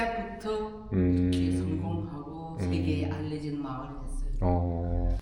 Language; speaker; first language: Korean; early bilingual, heritage; Korean